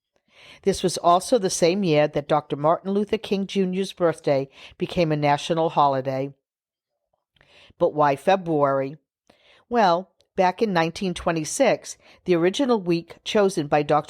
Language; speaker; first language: English; native; English